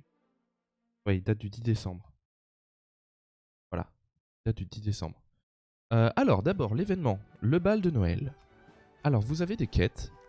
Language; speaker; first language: French; native; French